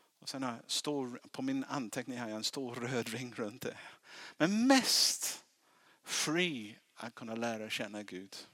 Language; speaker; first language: Swedish; non-native, fluent; English